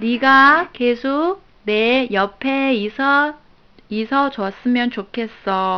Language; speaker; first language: Korean; non-native, fluent; Chinese